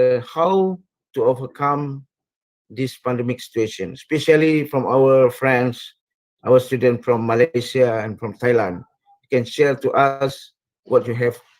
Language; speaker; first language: English; non-native, fluent; Indonesian